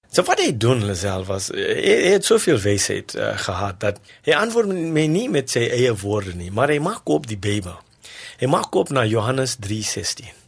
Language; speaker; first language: Afrikaans; non-native, local second language; English